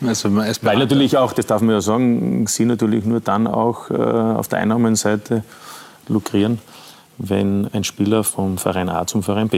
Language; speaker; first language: German; native; German